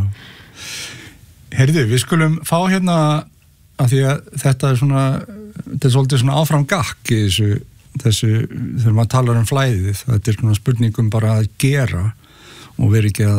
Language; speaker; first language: Icelandic; native; Icelandic